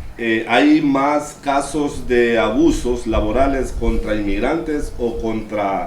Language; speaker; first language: Spanish; native; Spanish